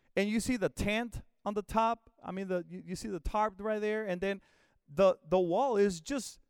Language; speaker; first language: English; non-native, fluent; Spanish